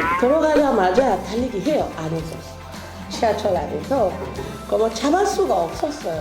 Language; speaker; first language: Korean; non-native, learner; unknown